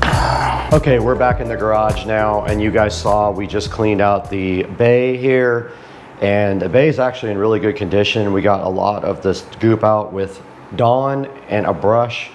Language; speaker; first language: English; native; English